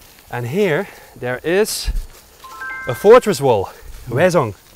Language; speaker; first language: English; non-native, fluent; Dutch